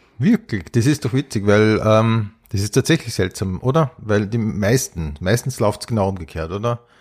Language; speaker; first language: German; native; German